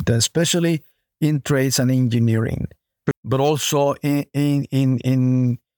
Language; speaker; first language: English; non-native, fluent; Spanish